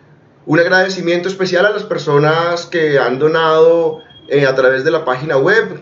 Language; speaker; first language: Spanish; native; Spanish